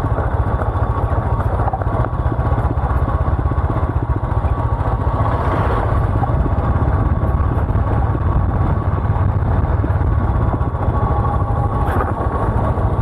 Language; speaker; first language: Korean; native; Korean